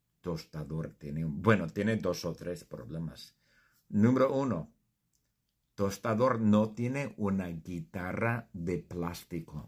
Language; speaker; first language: Spanish; non-native, fluent; English